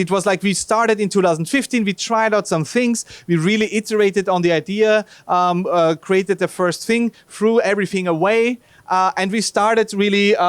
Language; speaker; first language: English; non-native, fluent; German